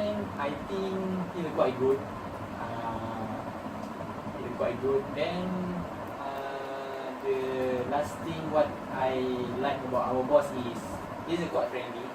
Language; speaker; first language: English; non-native, learner; Malay